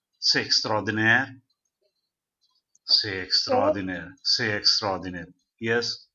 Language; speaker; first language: French; non-native, fluent; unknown